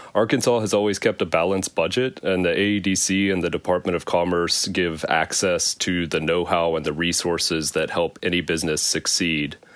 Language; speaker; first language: English; native; English